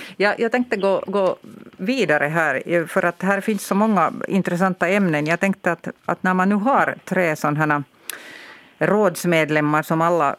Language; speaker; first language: Swedish; native; Swedish